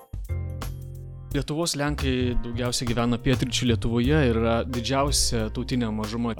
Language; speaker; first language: Lithuanian; native; Lithuanian